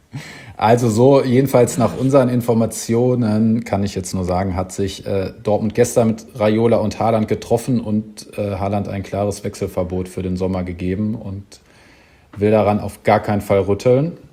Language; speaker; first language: German; native; German